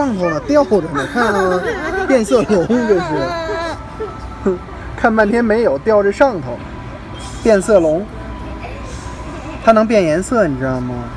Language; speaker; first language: Chinese; native; Chinese